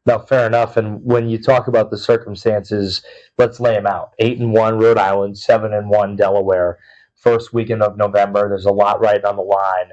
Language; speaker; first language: English; native; English